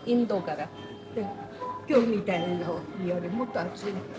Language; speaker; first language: Japanese; native; Japanese